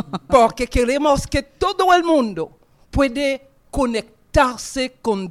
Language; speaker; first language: Spanish; non-native, fluent; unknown